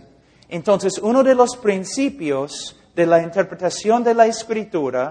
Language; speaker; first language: Spanish; non-native, fluent; English